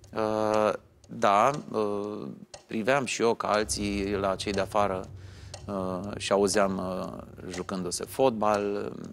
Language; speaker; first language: Romanian; native; Romanian